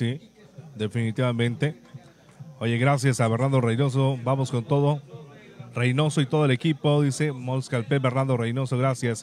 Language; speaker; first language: Spanish; native; Spanish